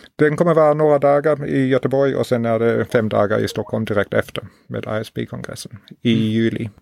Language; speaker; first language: Swedish; non-native, fluent; English